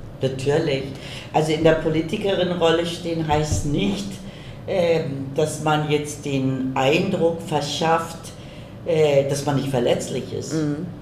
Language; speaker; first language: German; early bilingual, other home language; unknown